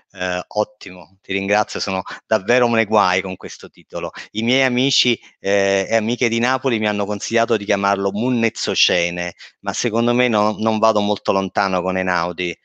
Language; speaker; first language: Italian; native; Italian